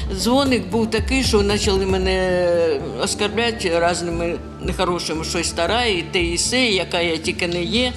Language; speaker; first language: Ukrainian; non-native, local second language; Russian